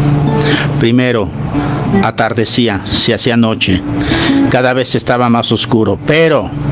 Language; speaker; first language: Spanish; native; Spanish